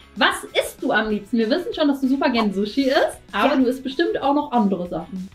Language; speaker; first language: German; native; German